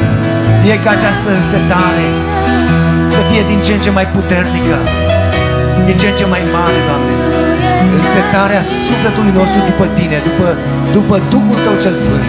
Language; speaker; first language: Romanian; native; Romanian